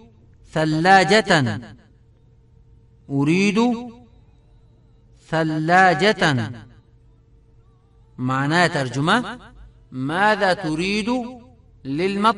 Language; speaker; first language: Arabic; non-native, fluent; Pashto